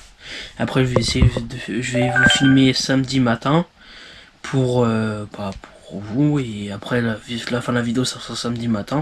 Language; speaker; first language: French; native; French